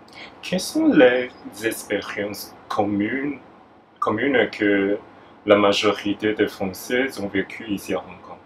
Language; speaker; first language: French; non-native, fluent; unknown